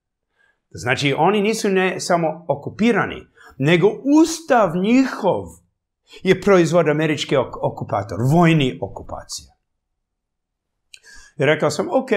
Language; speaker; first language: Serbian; early bilingual, heritage; English